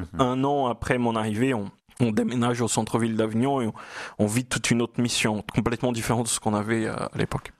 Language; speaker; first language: French; non-native, fluent; Portuguese